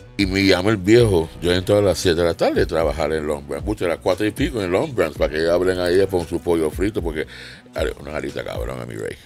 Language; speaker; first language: Spanish; non-native, fluent; English